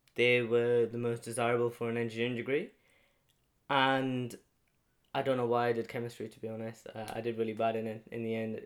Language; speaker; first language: English; native; English